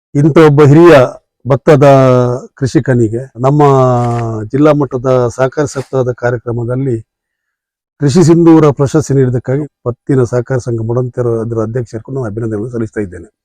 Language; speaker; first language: Kannada; native; Kannada